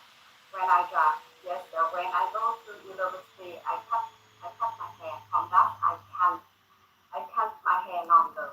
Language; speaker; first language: English; non-native, learner; Thai